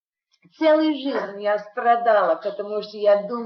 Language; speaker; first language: Russian; non-native, fluent; English